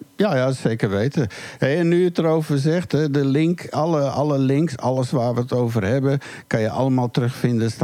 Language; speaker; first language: Dutch; early bilingual, other home language; Hungarian